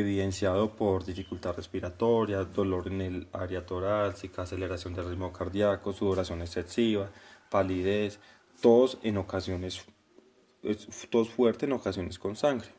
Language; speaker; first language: Spanish; native; Spanish